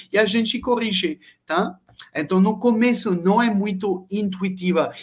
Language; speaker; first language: Portuguese; non-native, fluent; French